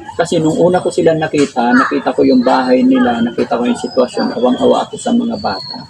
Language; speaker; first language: Filipino; native; Filipino